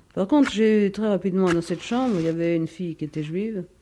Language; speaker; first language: French; non-native, fluent; Greek